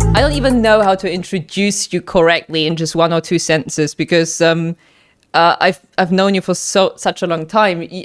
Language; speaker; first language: English; non-native, fluent; German